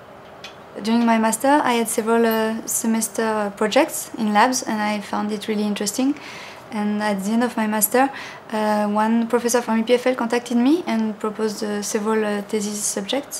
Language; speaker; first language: English; non-native, fluent; French